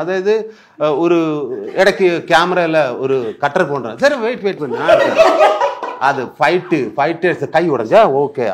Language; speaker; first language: Tamil; non-native, learner; Malayalam